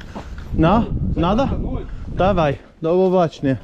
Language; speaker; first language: Russian; non-native, learner; English